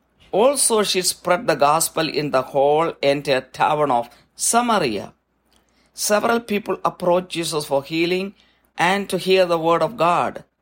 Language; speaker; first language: English; non-native, local second language; Malayalam